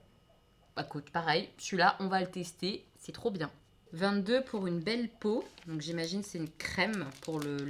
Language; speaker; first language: French; native; French